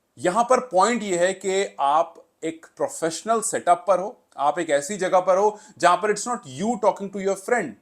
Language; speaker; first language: Hindi; native; Hindi